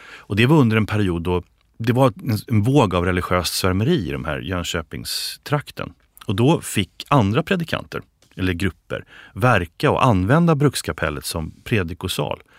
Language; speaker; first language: Swedish; native; Swedish